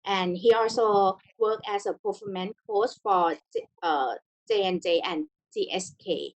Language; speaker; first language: English; non-native, learner; Thai